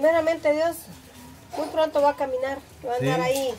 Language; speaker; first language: Spanish; native; Spanish